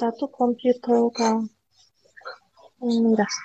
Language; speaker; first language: Korean; non-native, learner; Indonesian